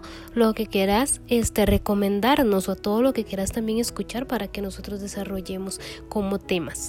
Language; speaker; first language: Spanish; native; Spanish